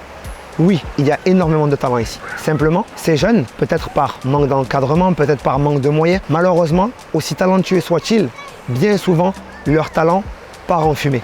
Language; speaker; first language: French; native; French